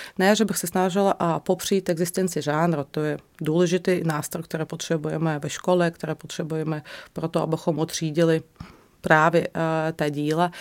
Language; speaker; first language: Czech; non-native, fluent; Russian